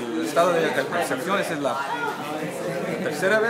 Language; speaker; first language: Spanish; early bilingual, heritage; Spanish